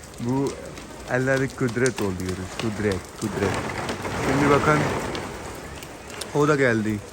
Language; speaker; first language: Turkish; non-native, learner; Urdu